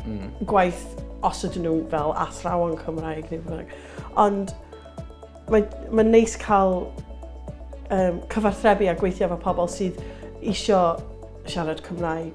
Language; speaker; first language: Welsh; non-native, local second language; English